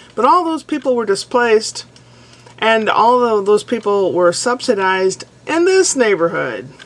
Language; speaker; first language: English; native; English